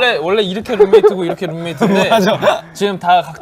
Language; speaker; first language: Korean; native; Korean